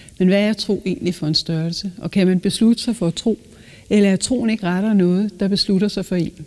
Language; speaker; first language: Danish; native; Danish